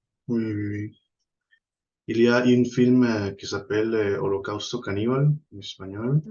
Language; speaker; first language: French; non-native, learner; Spanish